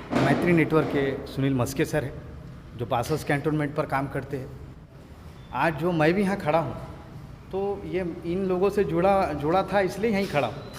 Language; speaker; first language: Hindi; non-native, local second language; Urdu